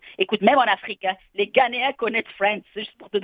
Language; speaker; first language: French; native; French